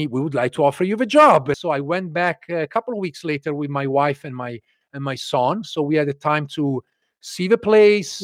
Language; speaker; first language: English; non-native, fluent; Italian